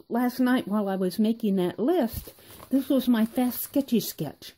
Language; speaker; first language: English; native; English